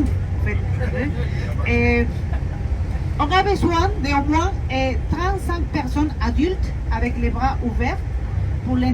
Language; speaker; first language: French; non-native, fluent; Spanish